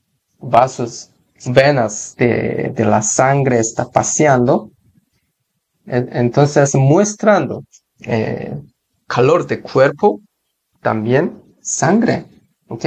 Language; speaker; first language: Spanish; non-native, learner; Korean